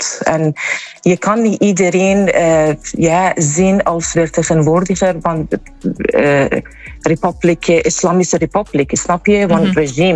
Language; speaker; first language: Dutch; non-native, fluent; Persian